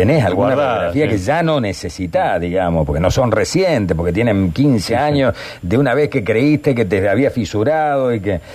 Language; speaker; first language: Spanish; native; Spanish